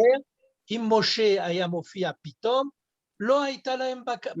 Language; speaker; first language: Hebrew; non-native, fluent; French